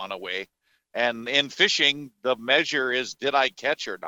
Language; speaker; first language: English; native; English